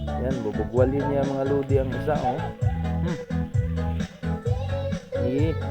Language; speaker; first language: Filipino; non-native, local second language; Cebuano